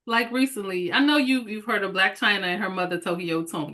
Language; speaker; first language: English; native; English